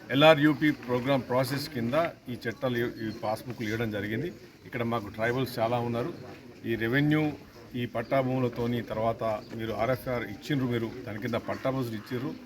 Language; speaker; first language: Telugu; native; Telugu